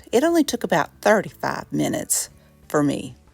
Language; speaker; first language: English; native; English